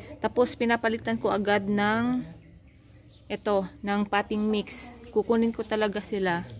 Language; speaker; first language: Filipino; non-native, local second language; Cebuano